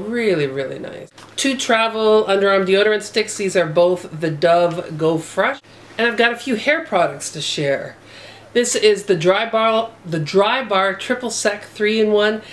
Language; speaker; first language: English; native; English